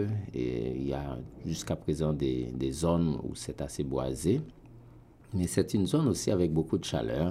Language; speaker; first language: French; non-native, local second language; Haitian Creole